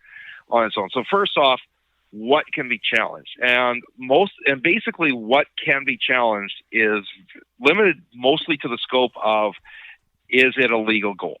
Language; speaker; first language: English; native; English